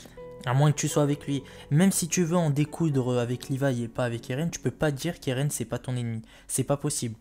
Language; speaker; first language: French; native; French